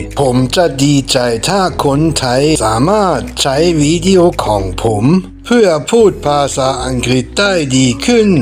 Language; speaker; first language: Thai; non-native, fluent; German